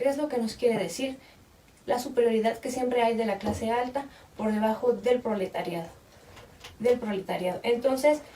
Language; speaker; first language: Spanish; native; Spanish